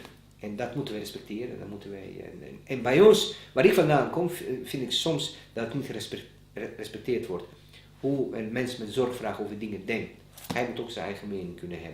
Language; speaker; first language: Dutch; non-native, fluent; Bosnian